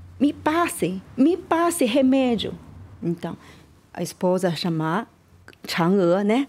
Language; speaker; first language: Portuguese; non-native, learner; Chinese